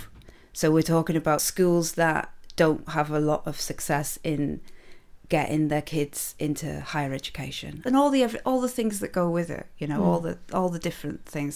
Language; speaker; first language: English; native; English